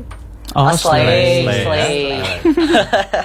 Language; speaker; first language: English; non-native, learner; Indonesian